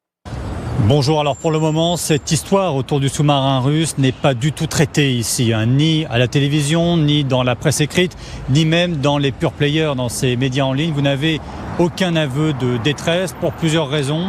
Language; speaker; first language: French; native; French